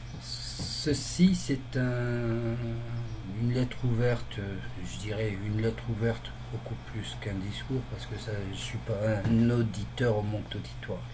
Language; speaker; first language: French; non-native, local second language; Arabic